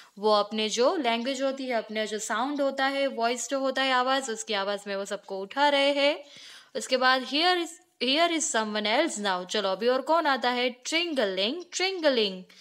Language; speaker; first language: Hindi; non-native, local second language; Gujarati